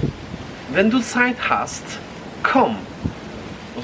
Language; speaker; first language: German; non-native, fluent; Polish